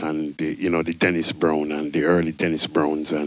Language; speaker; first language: English; native; English